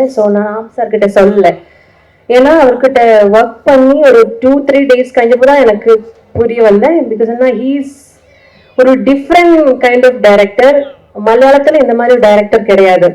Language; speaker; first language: Tamil; non-native, learner; Malayalam